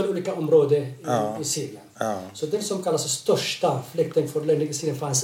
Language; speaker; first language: Swedish; non-native, fluent; Arabic